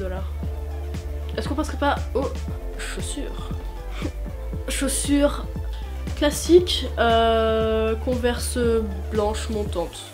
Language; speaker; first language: French; native; French